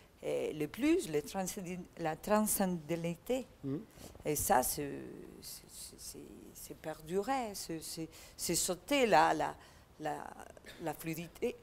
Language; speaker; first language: French; non-native, learner; Catalan